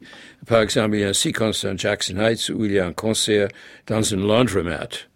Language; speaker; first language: French; non-native, fluent; English